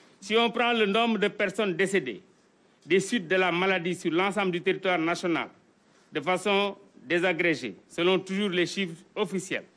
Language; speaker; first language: French; non-native, local second language; Wolof